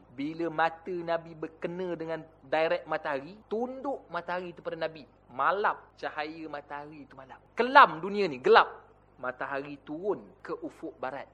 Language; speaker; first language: Malay; native; Malay